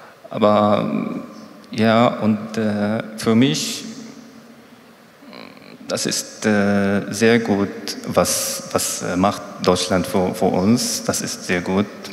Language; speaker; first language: German; non-native, learner; Arabic